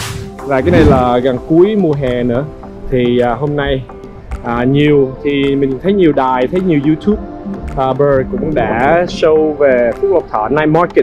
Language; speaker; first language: Vietnamese; early bilingual, heritage; Vietnamese